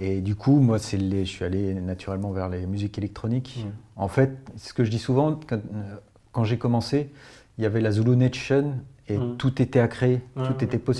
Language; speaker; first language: French; native; French